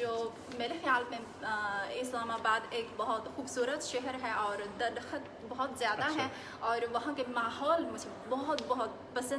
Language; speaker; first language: Hindi; non-native, fluent; Chinese